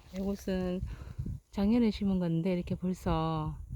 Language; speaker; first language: Korean; native; Korean